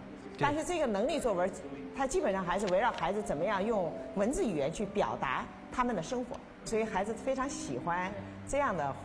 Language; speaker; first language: Chinese; native; Chinese